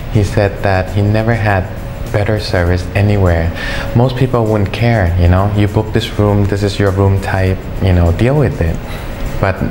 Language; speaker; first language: English; early bilingual, other home language; Thai